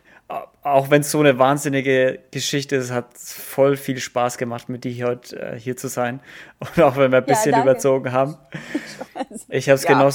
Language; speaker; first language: German; native; German